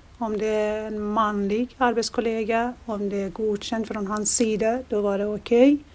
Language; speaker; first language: Swedish; non-native, fluent; Persian